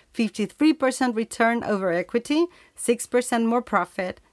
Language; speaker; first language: English; non-native, fluent; Spanish